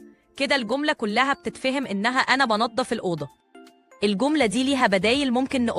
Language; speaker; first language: Arabic; native; Arabic